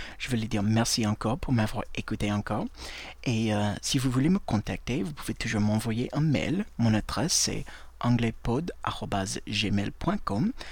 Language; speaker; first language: French; non-native, fluent; English